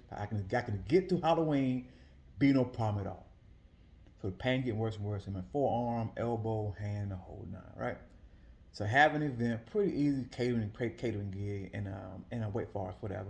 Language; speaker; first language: English; native; English